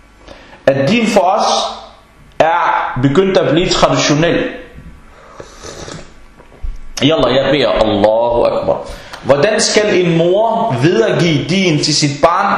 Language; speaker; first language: Danish; early bilingual, other home language; Arabic